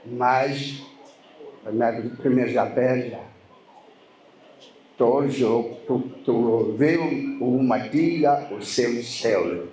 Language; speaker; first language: Portuguese; non-native, learner; Lingala